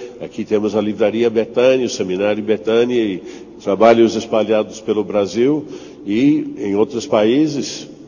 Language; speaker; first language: Portuguese; non-native, fluent; English